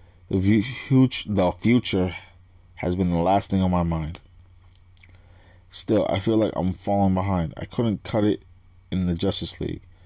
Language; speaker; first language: English; native; English